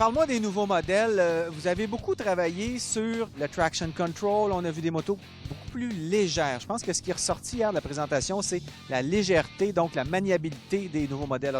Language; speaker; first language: French; native; French